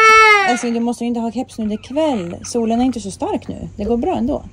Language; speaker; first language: Swedish; native; Swedish